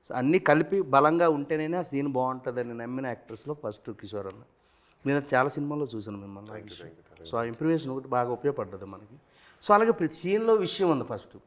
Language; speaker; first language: Telugu; native; Telugu